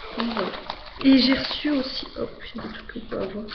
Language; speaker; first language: French; native; French